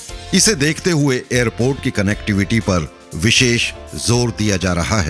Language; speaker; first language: Hindi; native; Hindi